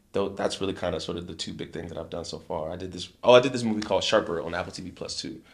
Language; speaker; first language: English; native; English